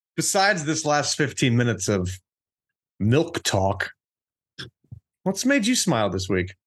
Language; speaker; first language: English; native; English